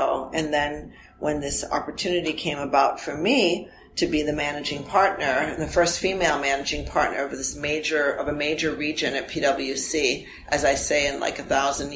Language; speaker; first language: English; early bilingual, other home language; Armenian